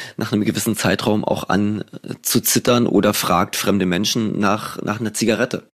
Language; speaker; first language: German; native; German